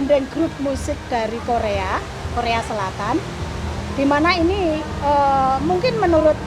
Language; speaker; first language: Indonesian; native; Indonesian